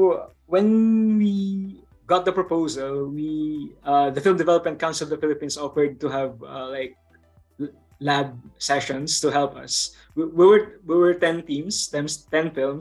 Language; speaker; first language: English; non-native, local second language; Bikol